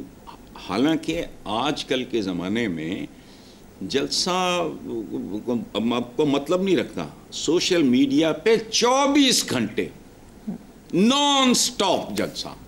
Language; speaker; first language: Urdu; non-native, local second language; Punjabi